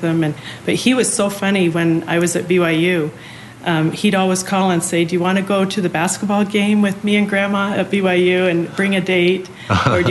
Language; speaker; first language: English; native; English